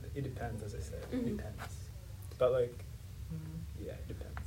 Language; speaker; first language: English; non-native, local second language; Swahili